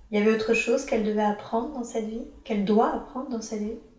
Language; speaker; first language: French; native; French